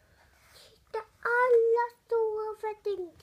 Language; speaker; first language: Swedish; early bilingual, other home language; Russian